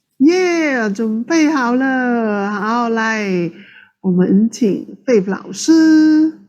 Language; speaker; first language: Chinese; native; Chinese